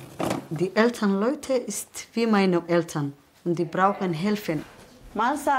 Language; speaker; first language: German; non-native, learner; Somali